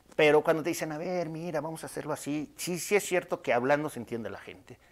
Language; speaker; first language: Spanish; native; Spanish